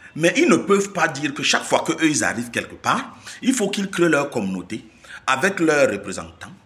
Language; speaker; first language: French; non-native, local second language; Basaa